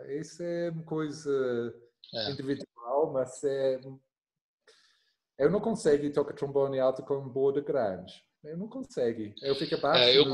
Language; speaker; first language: Portuguese; non-native, learner; English